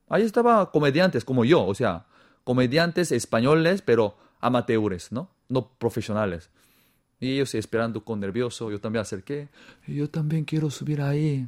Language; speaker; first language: Spanish; non-native, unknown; Korean